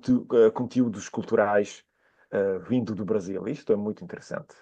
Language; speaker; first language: Portuguese; non-native, fluent; Italian